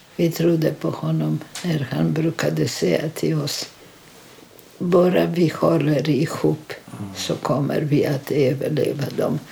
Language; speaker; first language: Swedish; non-native, fluent; Polish